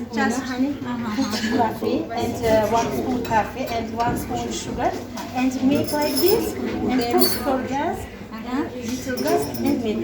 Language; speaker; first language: English; non-native, learner; Azerbaijani